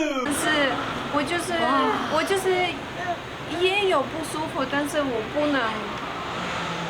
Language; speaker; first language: Chinese; non-native, learner; Russian